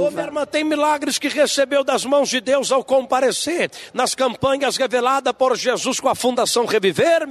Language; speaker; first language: Portuguese; native; Portuguese